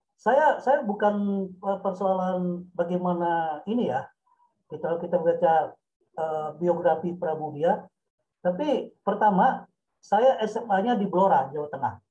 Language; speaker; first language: Indonesian; non-native, local second language; Minangkabau